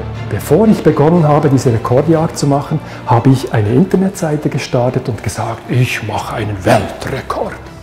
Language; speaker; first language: German; native; German